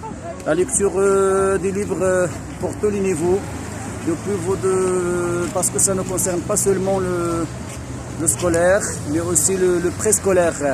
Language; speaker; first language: French; non-native, local second language; Arabic